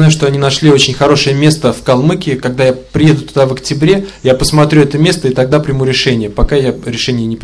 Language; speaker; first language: Russian; native; Russian